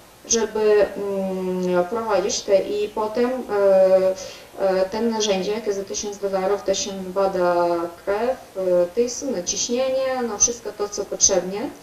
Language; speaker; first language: Polish; non-native, learner; Ukrainian